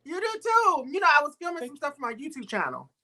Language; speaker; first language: English; native; English